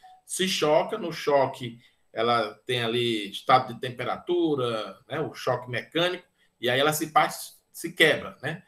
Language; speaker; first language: Portuguese; native; Portuguese